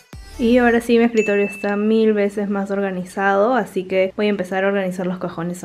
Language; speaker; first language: Spanish; native; Spanish